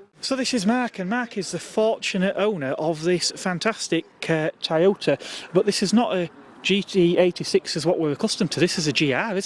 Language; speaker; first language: English; native; English